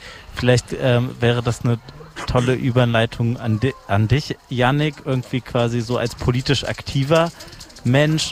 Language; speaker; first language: German; native; German